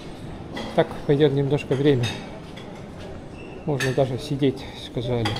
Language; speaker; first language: Russian; non-native, learner; Estonian